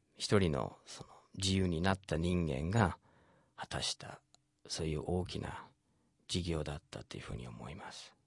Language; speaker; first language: Japanese; non-native, fluent; English